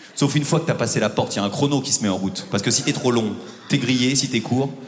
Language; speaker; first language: French; native; French